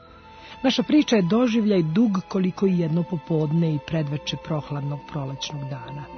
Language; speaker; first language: Serbian; native; Serbian